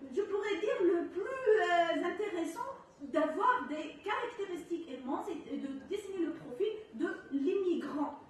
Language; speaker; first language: French; non-native, local second language; Arabic